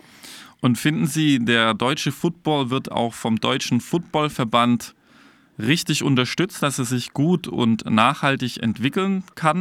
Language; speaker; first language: German; native; German